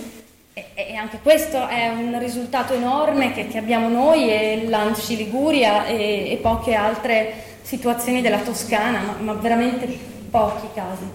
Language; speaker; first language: Italian; native; Italian